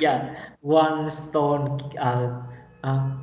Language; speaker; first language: English; non-native, fluent; Vietnamese